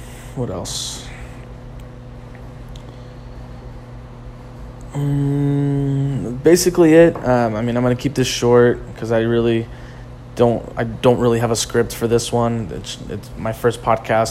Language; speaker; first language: English; native; English